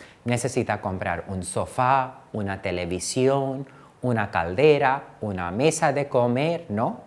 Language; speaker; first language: Spanish; non-native, fluent; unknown